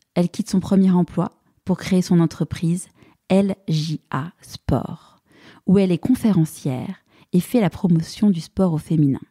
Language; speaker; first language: French; native; French